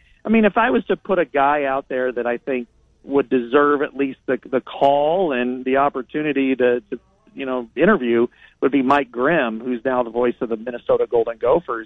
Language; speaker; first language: English; native; English